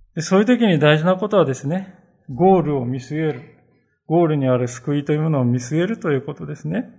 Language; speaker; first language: Japanese; native; Japanese